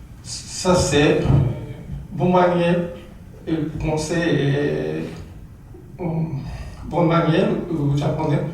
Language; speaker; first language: French; non-native, learner; Japanese